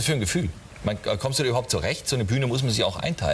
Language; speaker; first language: German; native; German